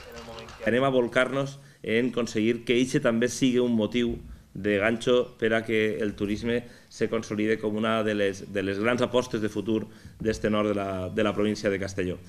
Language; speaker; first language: Catalan; native; Catalan